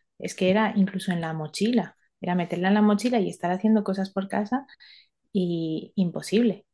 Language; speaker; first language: Spanish; early bilingual, other home language; Romanian